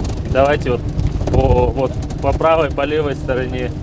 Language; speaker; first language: Russian; native; Russian